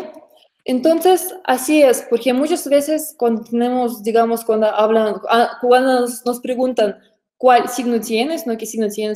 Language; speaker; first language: Spanish; non-native, fluent; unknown